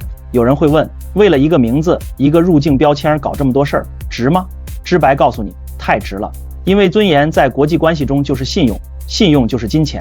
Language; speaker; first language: Chinese; native; Chinese